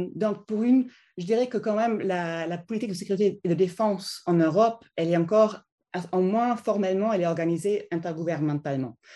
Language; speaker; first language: French; non-native, fluent; German